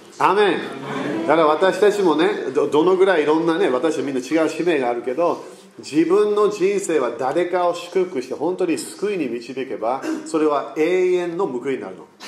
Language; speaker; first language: Japanese; native; Japanese